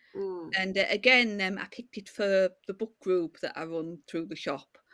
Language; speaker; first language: English; native; English